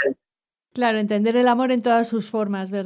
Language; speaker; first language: Spanish; native; Spanish